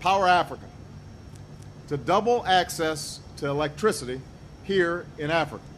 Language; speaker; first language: English; native; English